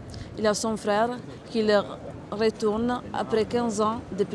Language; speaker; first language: French; non-native, learner; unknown